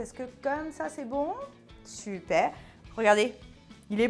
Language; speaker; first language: French; native; French